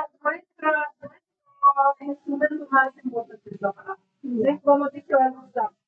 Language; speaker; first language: Spanish; non-native, learner; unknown